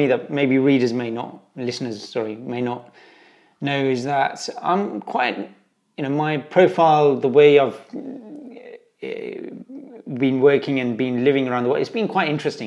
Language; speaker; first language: English; native; English